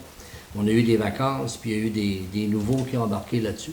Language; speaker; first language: French; native; French